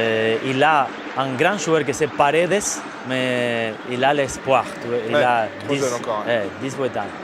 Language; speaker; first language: French; non-native, fluent; Spanish